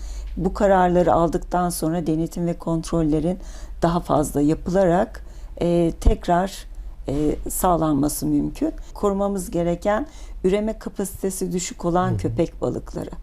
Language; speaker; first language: Turkish; native; Turkish